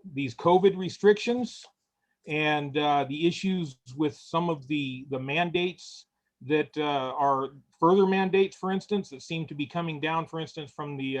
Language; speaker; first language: English; native; English